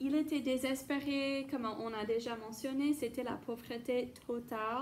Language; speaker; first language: French; non-native, fluent; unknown